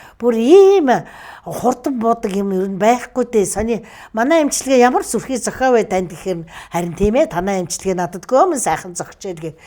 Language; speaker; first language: Mongolian; native; Mongolian